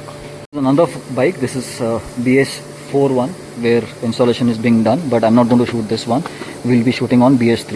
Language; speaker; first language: English; non-native, local second language; Hindi